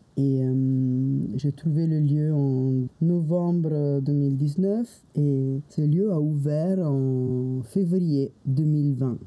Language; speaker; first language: French; non-native, fluent; Italian